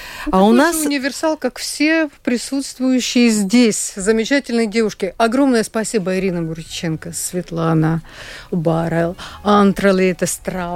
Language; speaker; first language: Russian; native; Russian